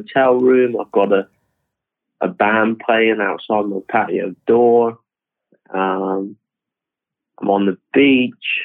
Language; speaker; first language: English; native; English